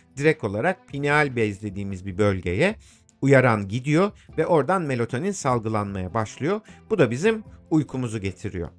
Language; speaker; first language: Turkish; native; Turkish